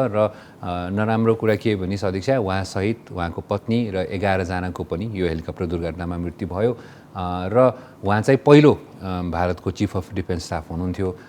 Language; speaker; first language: Nepali; native; Nepali